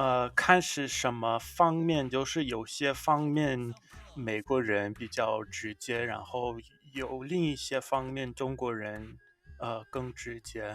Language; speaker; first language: Chinese; non-native, fluent; English